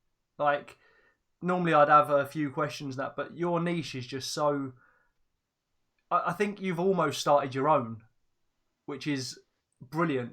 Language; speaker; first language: English; native; English